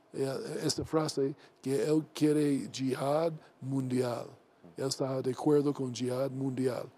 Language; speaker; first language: Spanish; non-native, learner; English